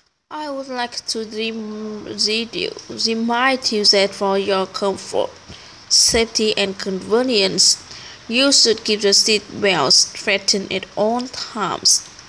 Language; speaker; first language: English; non-native, learner; Vietnamese